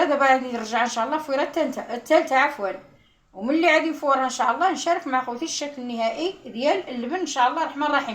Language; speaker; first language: Arabic; native; Arabic